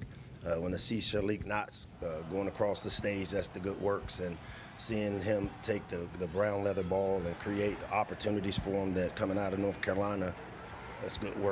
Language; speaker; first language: English; native; English